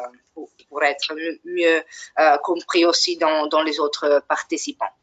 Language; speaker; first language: French; non-native, fluent; Italian